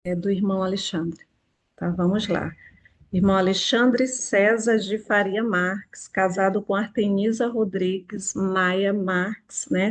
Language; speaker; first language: Portuguese; native; Portuguese